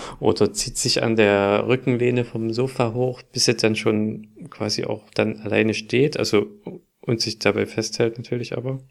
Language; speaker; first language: German; native; German